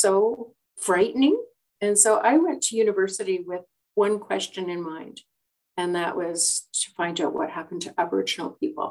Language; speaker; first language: English; native; English